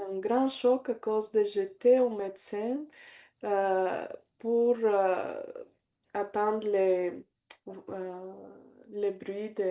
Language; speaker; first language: French; non-native, learner; Bulgarian